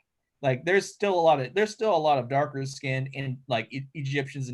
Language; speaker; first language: English; native; English